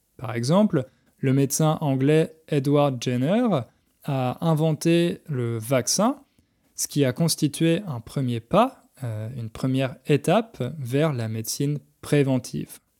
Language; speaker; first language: French; native; French